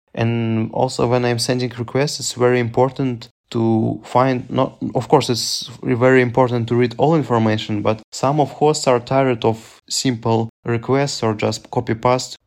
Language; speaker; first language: English; non-native, fluent; Russian